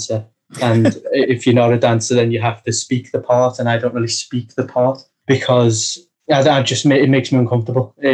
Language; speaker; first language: English; native; English